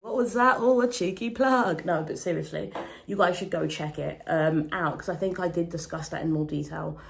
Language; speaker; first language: English; native; English